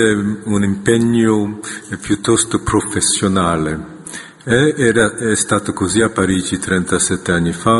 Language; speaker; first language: Italian; non-native, fluent; Korean